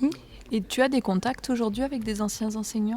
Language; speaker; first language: French; native; French